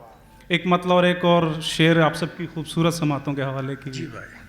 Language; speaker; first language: Hindi; native; Hindi